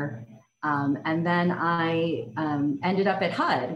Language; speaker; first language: English; native; English